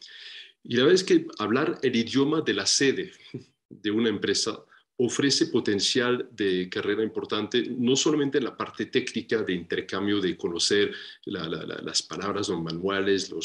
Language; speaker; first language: Spanish; non-native, fluent; French